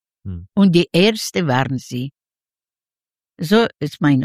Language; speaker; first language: German; non-native, learner; Yiddish